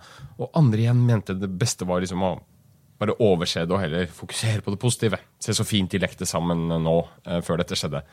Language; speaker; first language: Norwegian; native; Norwegian